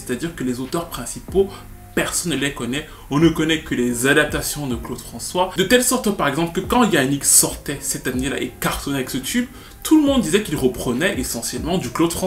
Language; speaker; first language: French; native; French